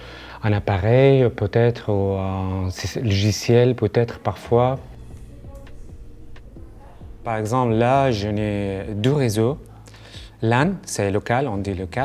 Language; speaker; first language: French; non-native, learner; Arabic